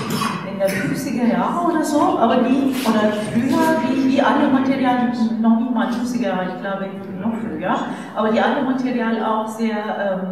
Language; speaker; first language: German; non-native, fluent; Turkish